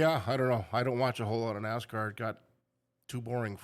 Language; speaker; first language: English; native; English